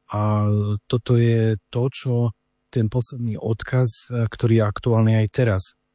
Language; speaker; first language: Slovak; native; Slovak